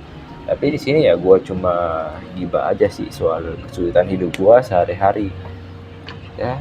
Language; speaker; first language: Indonesian; native; Indonesian